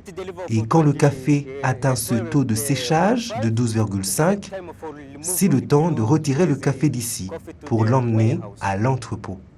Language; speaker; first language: French; non-native, local second language; Kinyarwanda